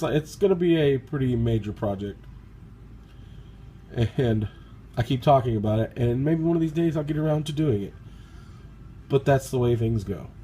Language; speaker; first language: English; native; English